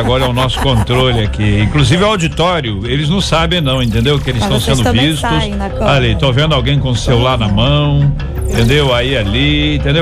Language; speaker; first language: Portuguese; native; Portuguese